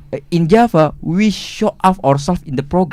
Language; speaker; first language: English; non-native, learner; Indonesian